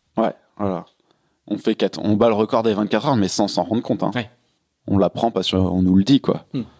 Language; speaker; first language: French; native; French